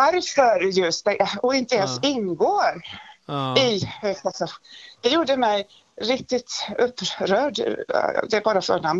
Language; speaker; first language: Swedish; native; Swedish